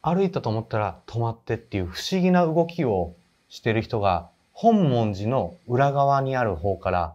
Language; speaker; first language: Japanese; native; Japanese